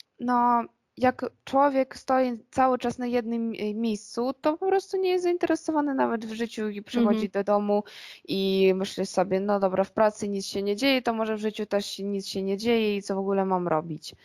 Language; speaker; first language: Polish; non-native, fluent; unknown